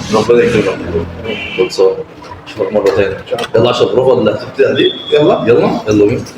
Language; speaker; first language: Arabic; native; Arabic